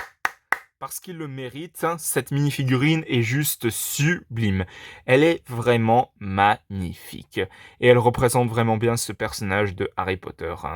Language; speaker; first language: French; native; French